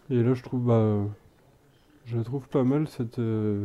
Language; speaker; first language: French; native; French